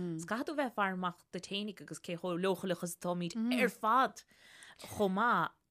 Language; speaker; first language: Irish; native; Irish